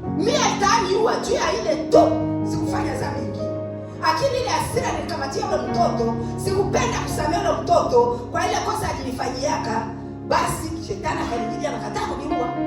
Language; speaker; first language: Swahili; native; Swahili